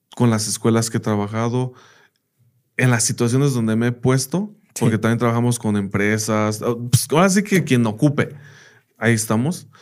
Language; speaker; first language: Spanish; early bilingual, heritage; Spanish